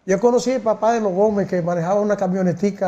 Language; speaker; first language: Spanish; native; Spanish